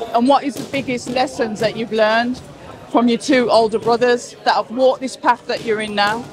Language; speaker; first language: English; native; English